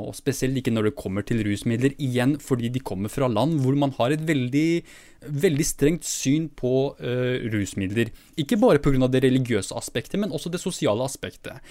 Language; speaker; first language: Norwegian; early bilingual, other home language; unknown